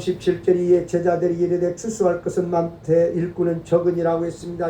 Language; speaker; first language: Korean; native; Korean